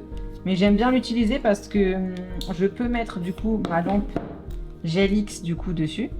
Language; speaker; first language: French; native; French